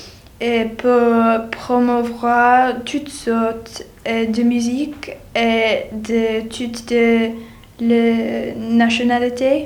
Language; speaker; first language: French; non-native, learner; English